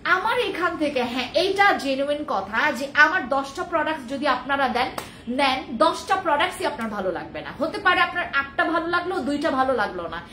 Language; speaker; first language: Bangla; non-native, local second language; Khasi